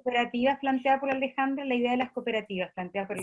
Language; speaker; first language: Spanish; native; Spanish